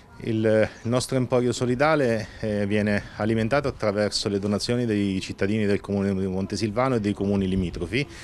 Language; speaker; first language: Italian; native; Italian